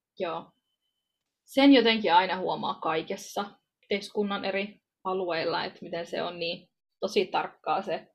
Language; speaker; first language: Finnish; early bilingual, other home language; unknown